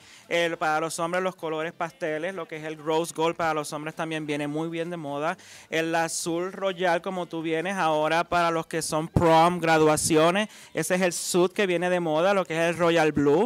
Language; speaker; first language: Spanish; native; Spanish